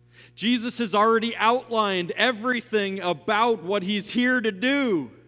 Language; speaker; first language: English; native; English